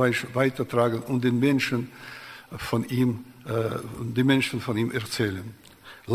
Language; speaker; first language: German; non-native, fluent; Russian